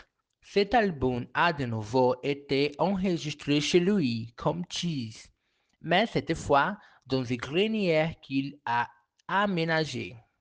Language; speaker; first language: French; non-native, learner; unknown